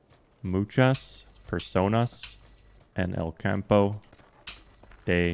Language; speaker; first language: Spanish; non-native, learner; English